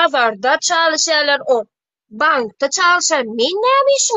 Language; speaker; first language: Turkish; non-native, learner; Turkmen